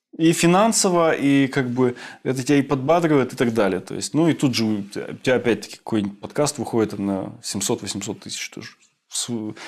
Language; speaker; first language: Russian; native; Russian